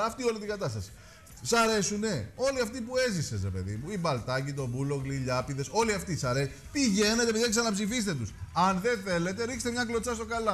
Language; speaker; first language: Greek; native; Greek